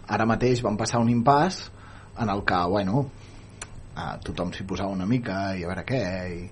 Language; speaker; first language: Catalan; native; Catalan